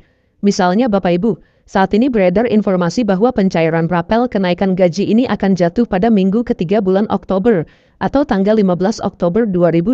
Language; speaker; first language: Indonesian; native; Indonesian